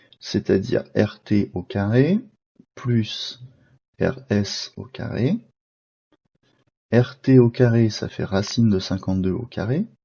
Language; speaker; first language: French; native; French